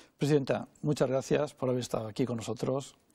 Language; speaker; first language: Spanish; non-native, local second language; Catalan